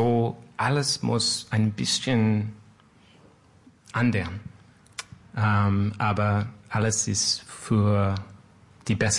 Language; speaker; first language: German; non-native, learner; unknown